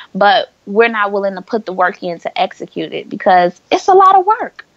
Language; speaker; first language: English; native; English